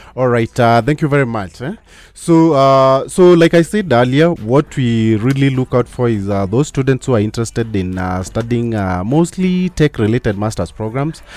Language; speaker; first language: English; non-native, local second language; Meru